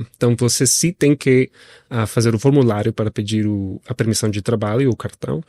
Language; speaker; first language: Portuguese; non-native, fluent; Spanish